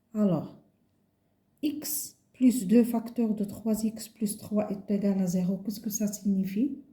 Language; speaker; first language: French; non-native, local second language; Arabic